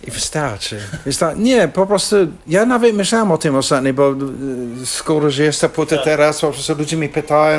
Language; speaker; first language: Polish; non-native, fluent; English